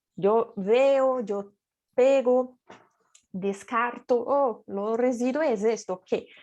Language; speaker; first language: Spanish; non-native, fluent; Portuguese